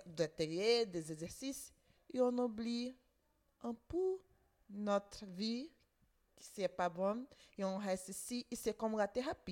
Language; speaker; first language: French; non-native, fluent; Spanish